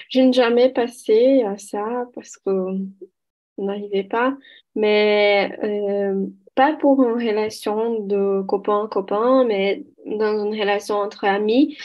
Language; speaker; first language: French; non-native, learner; Portuguese